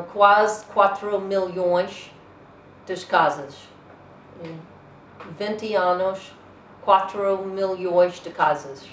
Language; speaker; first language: Portuguese; non-native, learner; English